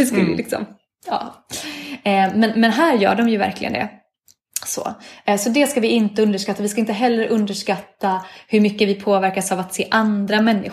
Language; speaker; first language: Swedish; native; Swedish